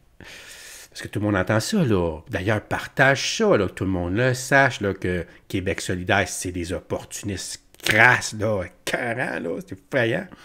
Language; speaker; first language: French; native; French